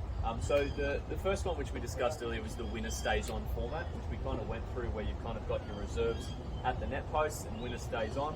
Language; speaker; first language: English; native; English